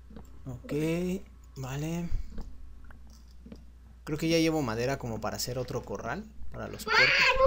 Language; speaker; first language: Spanish; native; Spanish